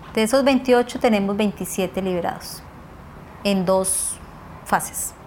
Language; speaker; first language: Spanish; native; Spanish